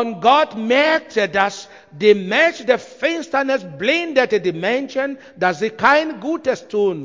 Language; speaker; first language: German; non-native, learner; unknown